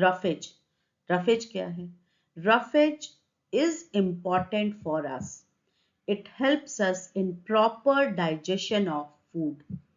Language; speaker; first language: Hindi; native; Hindi